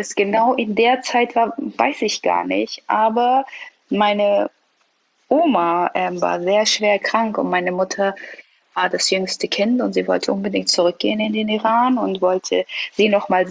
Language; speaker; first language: German; early bilingual, other home language; Persian